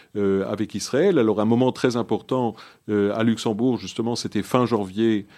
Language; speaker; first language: French; early bilingual, other home language; Hebrew